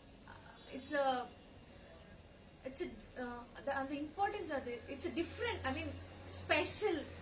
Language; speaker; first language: Tamil; non-native, learner; Telugu